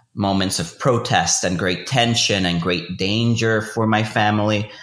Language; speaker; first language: English; non-native, fluent; Spanish